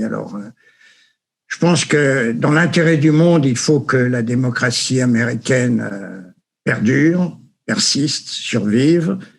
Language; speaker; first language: French; native; French